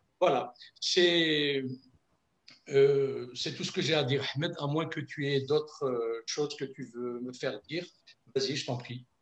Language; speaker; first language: French; non-native, local second language; Kabyle